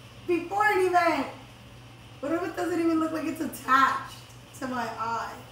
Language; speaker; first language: English; early bilingual, other home language; Spanish